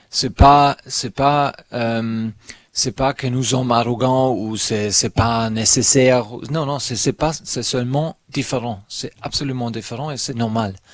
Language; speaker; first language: French; non-native, learner; German